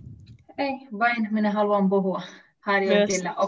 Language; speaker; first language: Finnish; non-native, learner; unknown